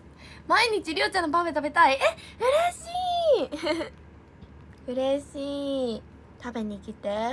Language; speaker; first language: Japanese; native; Japanese